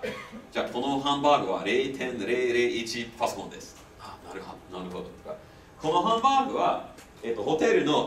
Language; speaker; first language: Japanese; non-native, fluent; English